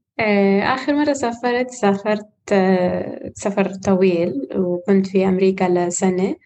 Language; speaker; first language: Arabic; non-native, fluent; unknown